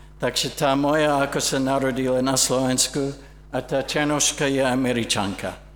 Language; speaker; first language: Slovak; non-native, fluent; English